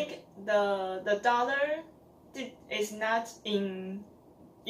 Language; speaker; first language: English; non-native, learner; Chinese